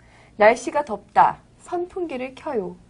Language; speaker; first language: Korean; native; Korean